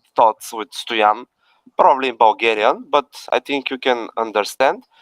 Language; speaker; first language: English; non-native, fluent; Bulgarian